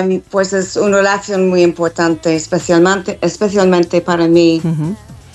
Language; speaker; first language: Spanish; non-native, fluent; English